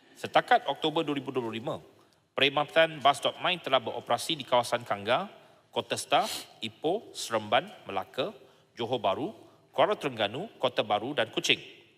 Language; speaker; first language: Malay; non-native, local second language; Chinese